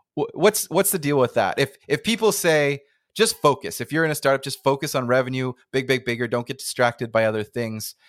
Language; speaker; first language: English; native; English